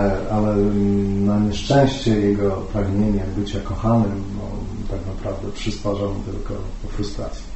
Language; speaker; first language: Polish; native; Polish